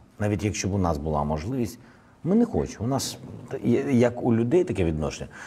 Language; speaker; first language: Ukrainian; non-native, local second language; Russian